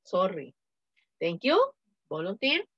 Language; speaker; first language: English; non-native, fluent; Spanish